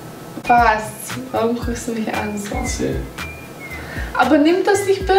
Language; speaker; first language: German; non-native, learner; English